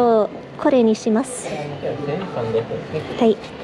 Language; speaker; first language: Japanese; non-native, learner; English